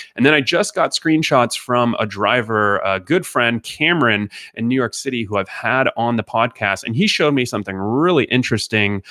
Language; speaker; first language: English; native; English